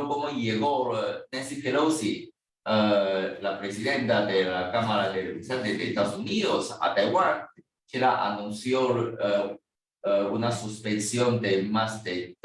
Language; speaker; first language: Spanish; non-native, fluent; Chinese